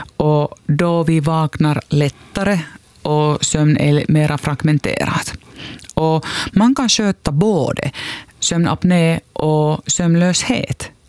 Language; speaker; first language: Swedish; non-native, local second language; Finnish